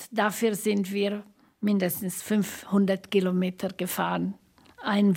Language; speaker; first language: German; non-native, fluent; Slovak